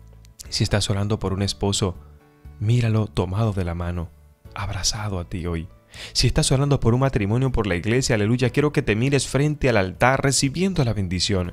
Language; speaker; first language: Spanish; native; Spanish